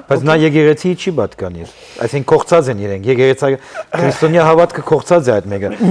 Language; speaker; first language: Armenian; early bilingual, heritage; Armenian